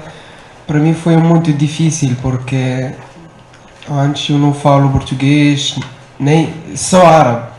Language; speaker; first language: Portuguese; non-native, learner; Arabic